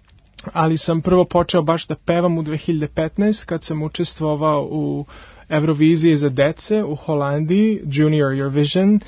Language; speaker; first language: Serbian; early bilingual, heritage; Serbian